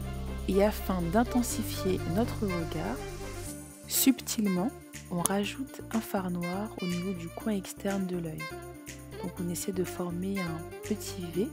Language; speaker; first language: French; native; French